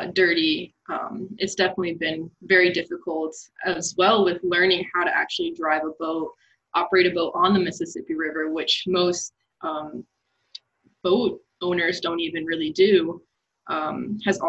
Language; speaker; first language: English; native; English